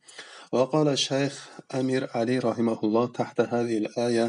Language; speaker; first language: Arabic; non-native, fluent; Uzbek